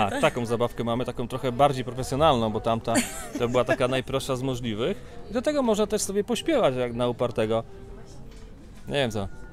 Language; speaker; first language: Polish; native; Polish